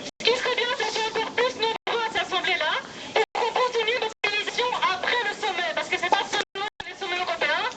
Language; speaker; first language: French; native; French